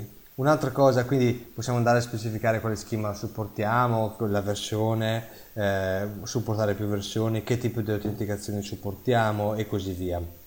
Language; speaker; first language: Italian; native; Italian